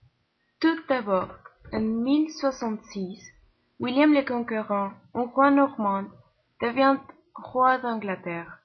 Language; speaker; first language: French; non-native, learner; Spanish